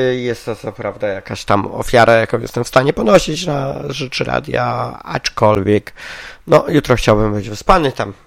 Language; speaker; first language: Polish; native; Polish